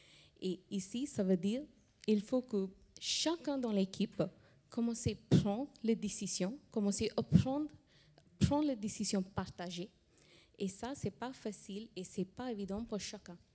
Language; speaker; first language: French; non-native, fluent; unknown